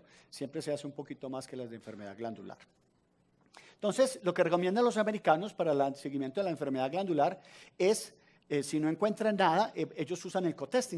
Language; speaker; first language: Spanish; native; Spanish